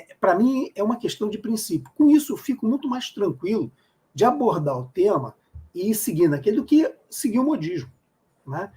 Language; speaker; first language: Portuguese; native; Portuguese